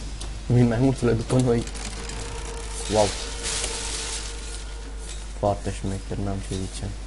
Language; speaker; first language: Romanian; native; Romanian